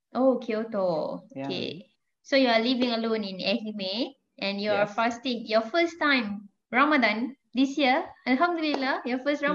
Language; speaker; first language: English; non-native, fluent; Malay